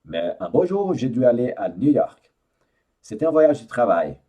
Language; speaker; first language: French; non-native, fluent; Portuguese